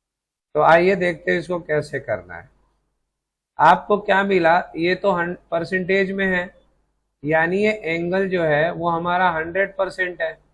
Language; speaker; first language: Hindi; native; Hindi